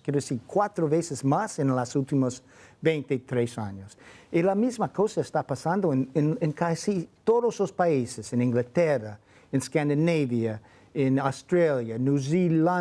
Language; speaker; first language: Spanish; non-native, fluent; English